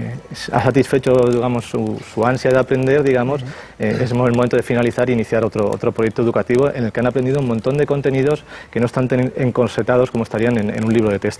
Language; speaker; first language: Spanish; native; Spanish